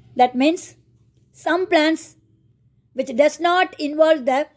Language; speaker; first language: English; non-native, local second language; Tamil